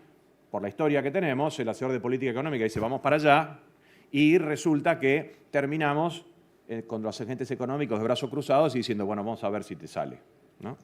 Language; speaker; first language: Spanish; native; Spanish